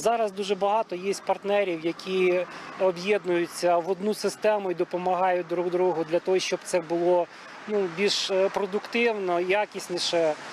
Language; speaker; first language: Ukrainian; non-native, local second language; Russian